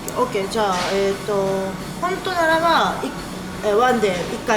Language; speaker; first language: Japanese; native; Japanese